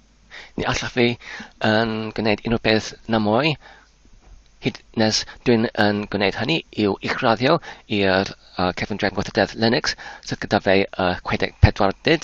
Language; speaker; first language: Welsh; non-native, learner; English